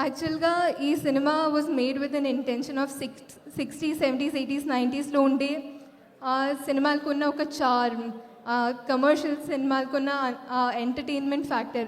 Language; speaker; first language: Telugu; non-native, fluent; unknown